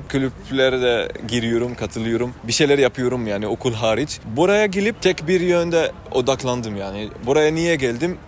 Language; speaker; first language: Turkish; non-native, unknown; Arabic